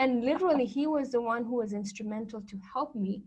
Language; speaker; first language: English; non-native, local second language; Kikuyu